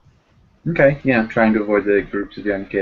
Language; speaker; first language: English; native; English